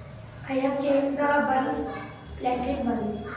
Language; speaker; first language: English; non-native, learner; Hindi